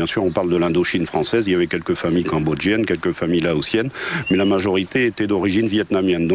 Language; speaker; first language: French; native; French